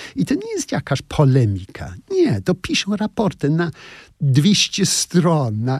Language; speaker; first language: Polish; non-native, fluent; English